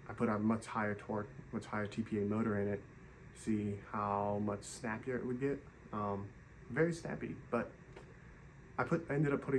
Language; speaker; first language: English; native; English